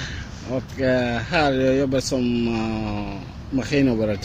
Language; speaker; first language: Swedish; non-native, learner; Arabic